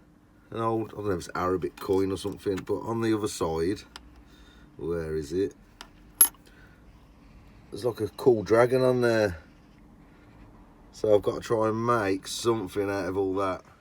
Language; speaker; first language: English; native; English